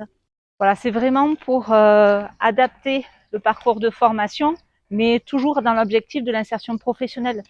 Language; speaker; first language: French; native; French